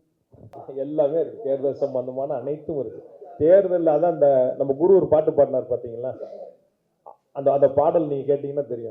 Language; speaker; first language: Tamil; native; Tamil